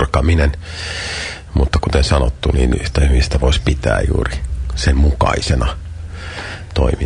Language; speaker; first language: Finnish; native; Finnish